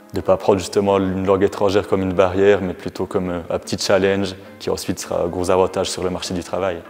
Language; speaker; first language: French; native; French